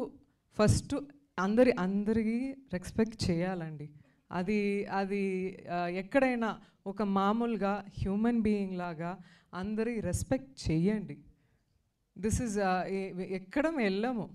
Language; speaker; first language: Telugu; non-native, fluent; Tamil